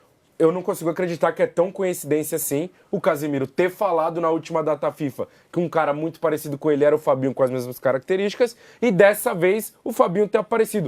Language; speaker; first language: Portuguese; native; Portuguese